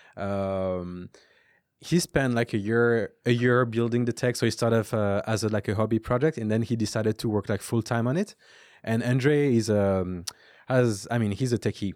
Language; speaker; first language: English; non-native, fluent; French